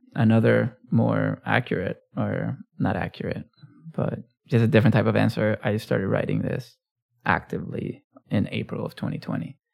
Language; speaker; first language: English; early bilingual, other home language; Spanish